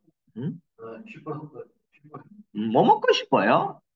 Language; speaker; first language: Korean; non-native, fluent; Kyrgyz